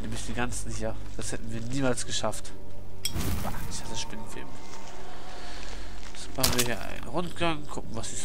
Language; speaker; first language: German; native; German